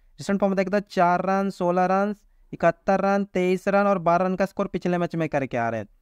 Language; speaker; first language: Hindi; native; Hindi